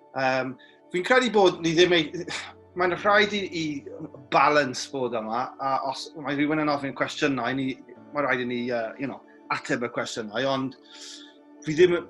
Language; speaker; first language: Welsh; non-native, local second language; English